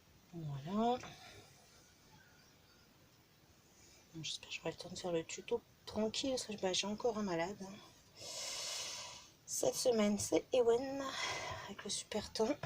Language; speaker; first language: French; native; French